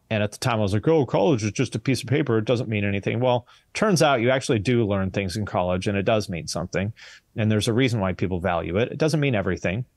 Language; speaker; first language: English; native; English